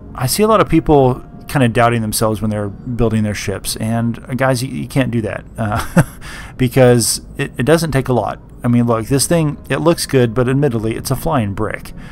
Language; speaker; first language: English; native; English